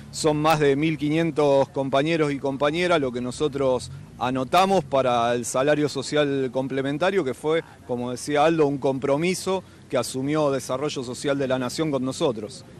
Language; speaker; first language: Spanish; native; Spanish